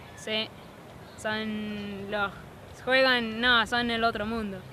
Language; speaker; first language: Spanish; non-native, fluent; English